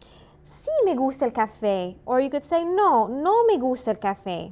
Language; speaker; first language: Spanish; non-native, fluent; English